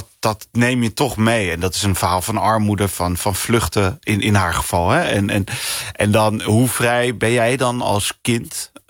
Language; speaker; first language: Dutch; early bilingual, other home language; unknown